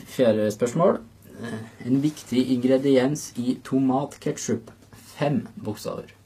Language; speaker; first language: Norwegian; native; Norwegian